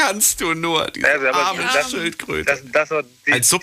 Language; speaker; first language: German; native; German